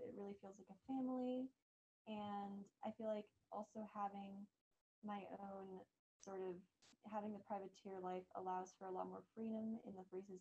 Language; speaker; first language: English; native; English